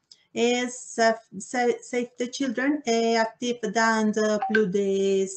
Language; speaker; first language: French; non-native, learner; Spanish